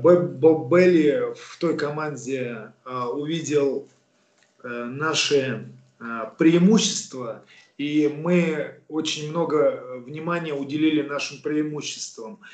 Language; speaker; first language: Russian; native; Russian